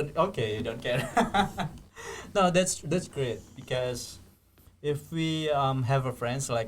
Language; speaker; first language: English; non-native, fluent; Indonesian